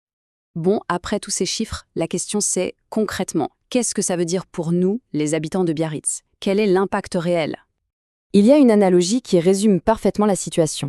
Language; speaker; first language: French; native; French